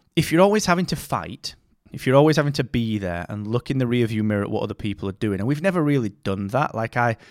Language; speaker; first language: English; native; English